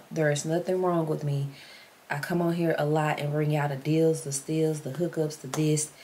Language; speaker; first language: English; native; English